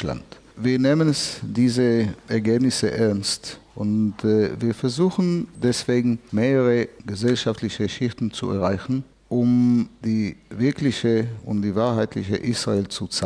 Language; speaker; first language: German; non-native, fluent; Hebrew